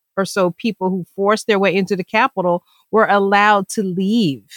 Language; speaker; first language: English; native; English